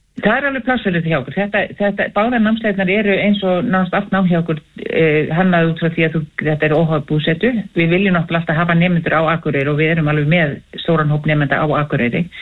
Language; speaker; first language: Icelandic; native; Icelandic